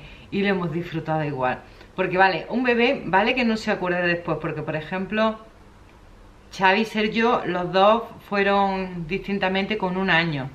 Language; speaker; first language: Spanish; native; Spanish